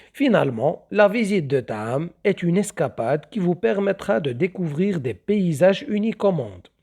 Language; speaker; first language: French; non-native, local second language; Arabic